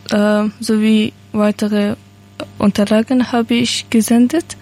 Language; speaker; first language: German; non-native, learner; Persian